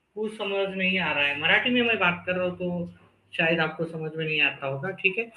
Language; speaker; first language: Hindi; non-native, local second language; Marathi